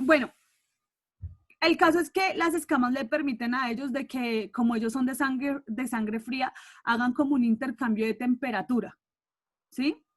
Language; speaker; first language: Spanish; native; Spanish